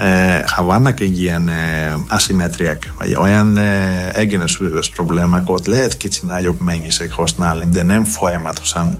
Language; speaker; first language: Hungarian; non-native, fluent; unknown